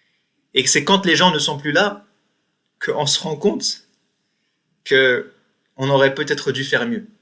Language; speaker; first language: French; native; French